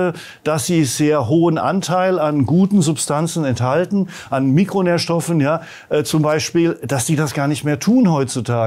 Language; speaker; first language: German; native; German